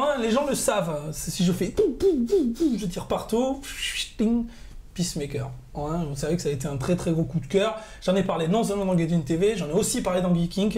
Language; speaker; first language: French; native; French